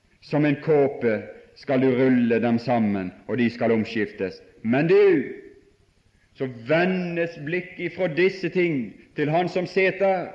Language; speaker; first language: Norwegian; native; Norwegian